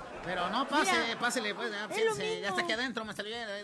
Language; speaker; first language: Spanish; native; Spanish